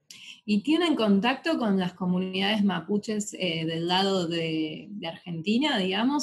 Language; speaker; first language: Spanish; native; Spanish